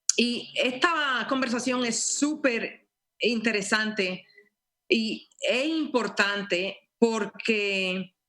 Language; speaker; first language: Spanish; early bilingual, heritage; Spanish